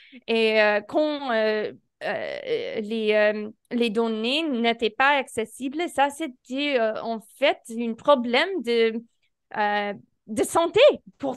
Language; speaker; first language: French; non-native, fluent; English